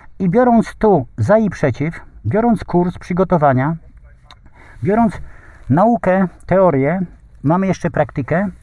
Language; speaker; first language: Polish; native; Polish